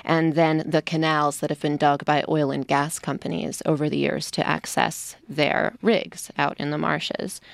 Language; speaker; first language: English; native; English